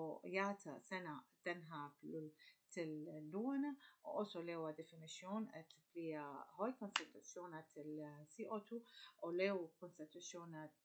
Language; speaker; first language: Danish; non-native, learner; Arabic